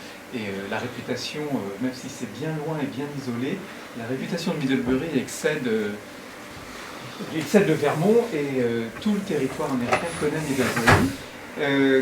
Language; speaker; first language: French; native; French